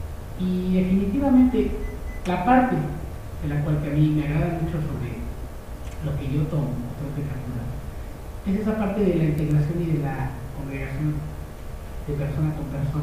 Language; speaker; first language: Spanish; native; Spanish